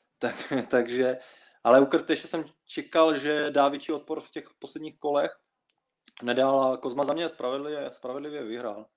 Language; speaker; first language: Czech; early bilingual, other home language; Russian